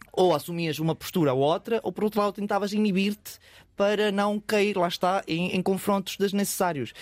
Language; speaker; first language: Portuguese; non-native, fluent; Spanish